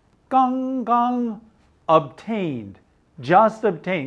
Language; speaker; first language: English; native; English